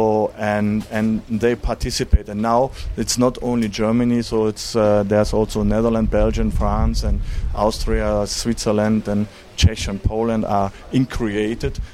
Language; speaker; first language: English; non-native, learner; German